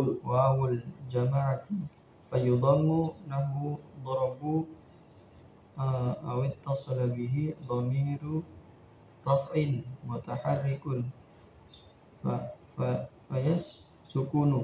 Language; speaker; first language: Arabic; non-native, learner; Indonesian